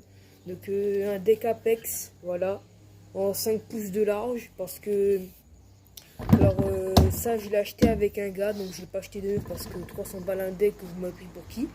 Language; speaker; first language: French; native; French